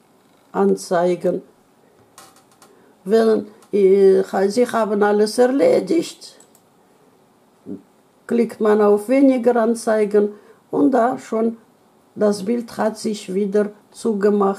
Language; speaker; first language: German; non-native, learner; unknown